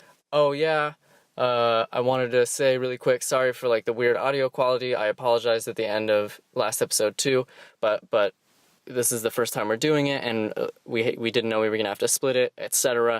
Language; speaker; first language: English; native; English